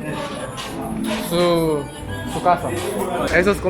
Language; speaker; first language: Spanish; non-native, learner; Korean